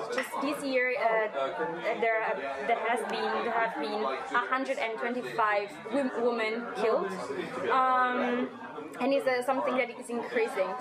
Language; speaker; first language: English; non-native, fluent; Italian